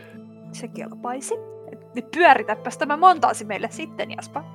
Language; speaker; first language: Finnish; native; Finnish